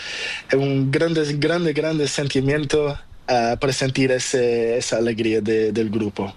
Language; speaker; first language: Spanish; non-native, learner; Portuguese